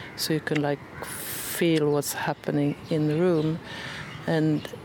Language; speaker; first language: English; non-native, fluent; Swedish